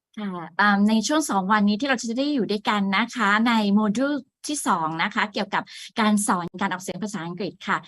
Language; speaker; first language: Thai; native; Thai